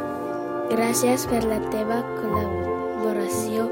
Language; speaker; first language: Catalan; non-native, learner; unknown